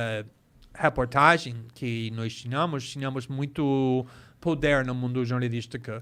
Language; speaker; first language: Portuguese; non-native, fluent; English